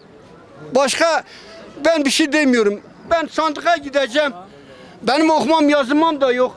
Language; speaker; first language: Turkish; non-native, local second language; Kurdish